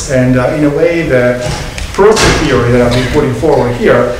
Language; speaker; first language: English; non-native, fluent; Italian